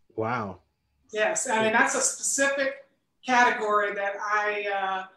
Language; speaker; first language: English; native; English